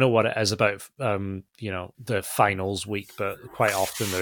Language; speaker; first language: English; native; English